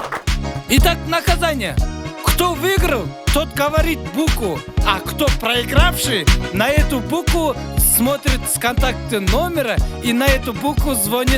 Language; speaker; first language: Russian; non-native, local second language; Kazakh